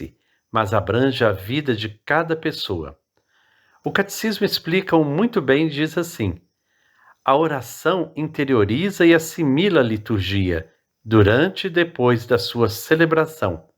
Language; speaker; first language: Portuguese; native; Portuguese